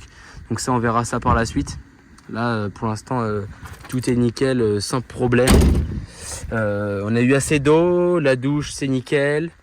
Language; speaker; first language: French; native; French